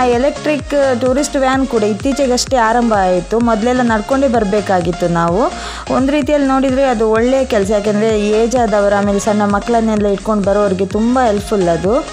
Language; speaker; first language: Kannada; non-native, local second language; Tulu